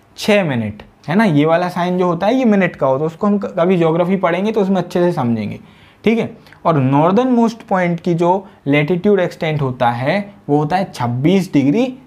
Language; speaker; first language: Hindi; native; Hindi